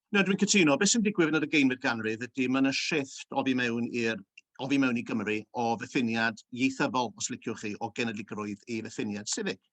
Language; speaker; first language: Welsh; early bilingual, heritage; Welsh